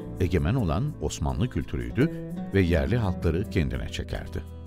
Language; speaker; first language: Turkish; native; Turkish